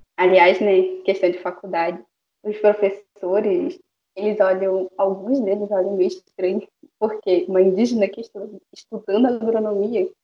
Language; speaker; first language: Portuguese; non-native, local second language; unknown